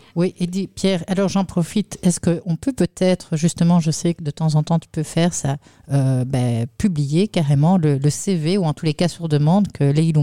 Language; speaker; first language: French; native; French